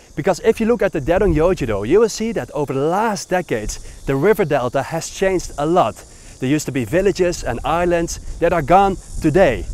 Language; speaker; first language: English; non-native, fluent; Dutch